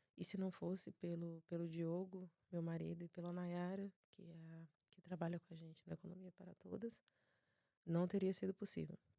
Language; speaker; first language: Portuguese; native; Portuguese